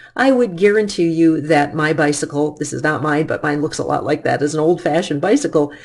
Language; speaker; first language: English; native; English